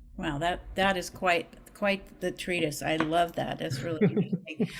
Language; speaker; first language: English; native; English